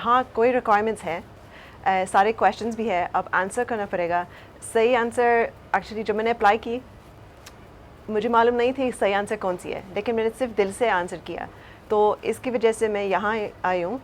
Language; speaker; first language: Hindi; early bilingual, heritage; Hindi